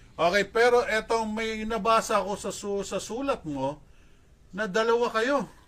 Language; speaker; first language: Filipino; native; Filipino